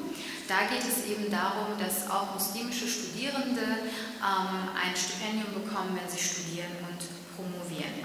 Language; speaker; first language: German; early bilingual, other home language; Turkish